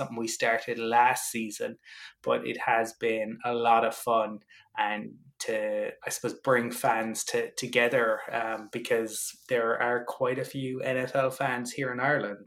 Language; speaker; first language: English; native; English